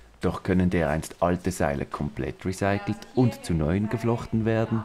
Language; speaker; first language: German; native; German